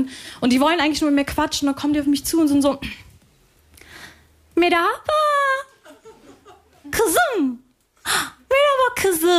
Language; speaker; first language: German; early bilingual, other home language; Arabic